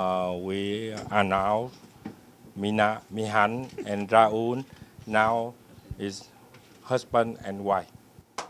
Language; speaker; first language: English; non-native, learner; Vietnamese